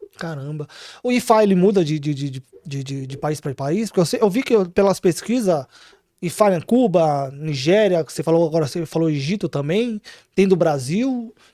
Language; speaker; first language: Portuguese; native; Portuguese